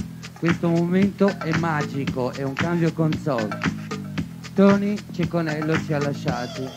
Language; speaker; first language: Italian; non-native, fluent; Spanish